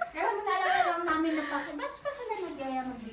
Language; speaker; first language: Filipino; non-native, local second language; Bikol